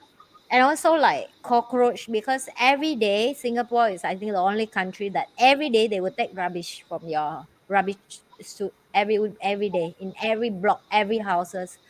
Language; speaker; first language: English; non-native, fluent; Vietnamese